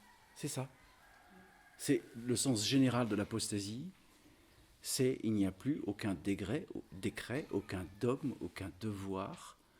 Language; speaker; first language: French; native; French